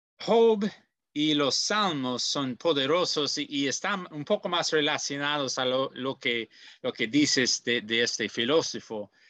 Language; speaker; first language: Spanish; non-native, learner; English